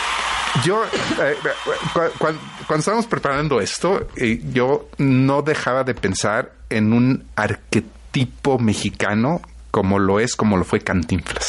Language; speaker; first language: Spanish; native; Spanish